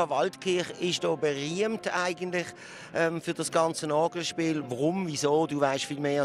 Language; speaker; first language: German; native; German